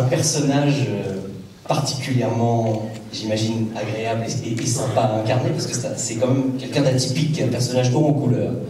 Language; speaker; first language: French; native; French